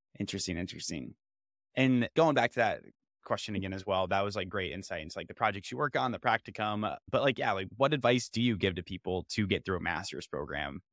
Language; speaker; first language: English; native; English